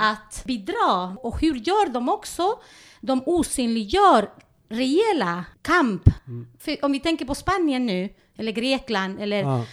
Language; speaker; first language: Swedish; non-native, fluent; Spanish